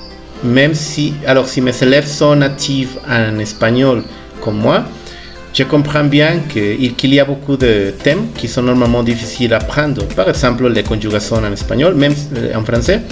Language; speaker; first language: French; non-native, fluent; Spanish